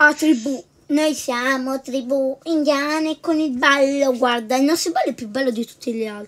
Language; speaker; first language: Italian; native; Italian